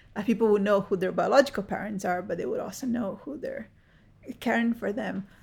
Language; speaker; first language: English; early bilingual, other home language; Spanish